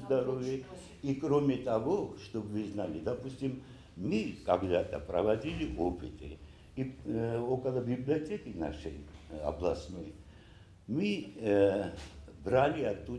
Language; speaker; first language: Russian; non-native, local second language; Ossetic